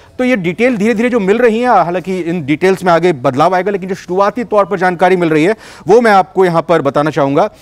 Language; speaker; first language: Hindi; native; Hindi